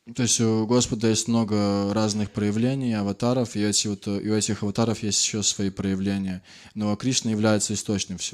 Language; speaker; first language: Russian; native; Russian